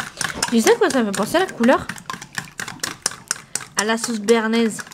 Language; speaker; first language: French; native; French